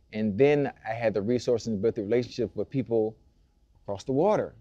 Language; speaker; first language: English; native; English